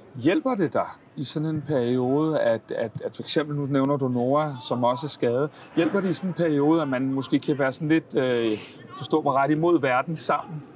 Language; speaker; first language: Danish; native; Danish